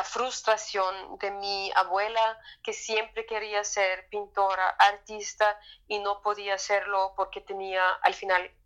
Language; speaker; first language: Spanish; non-native, fluent; German